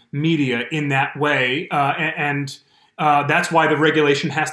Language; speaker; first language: English; native; English